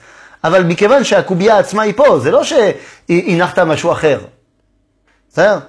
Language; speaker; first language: Hebrew; non-native, fluent; French